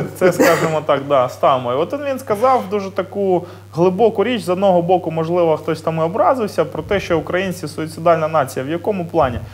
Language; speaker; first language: Ukrainian; non-native, local second language; Russian